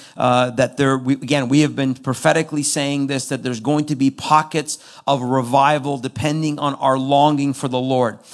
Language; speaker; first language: English; non-native, fluent; Persian